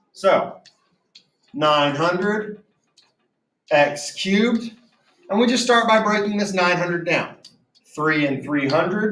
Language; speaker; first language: English; native; English